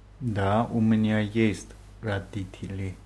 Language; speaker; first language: Russian; non-native, learner; German